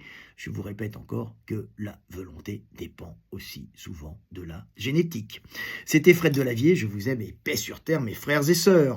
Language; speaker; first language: French; native; French